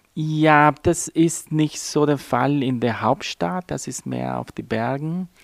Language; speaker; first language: German; non-native, fluent; Spanish